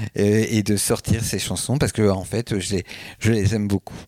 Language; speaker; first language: French; native; French